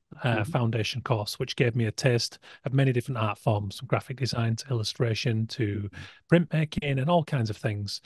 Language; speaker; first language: English; native; English